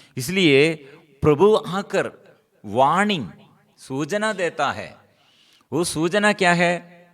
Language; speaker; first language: Hindi; non-native, local second language; Malayalam